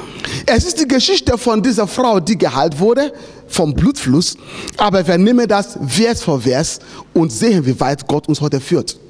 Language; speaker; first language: German; non-native, fluent; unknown